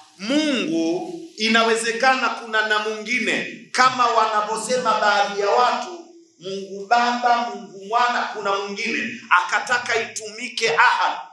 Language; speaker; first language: Swahili; native; Swahili